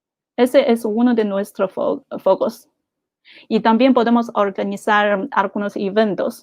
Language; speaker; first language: Spanish; non-native, fluent; Chinese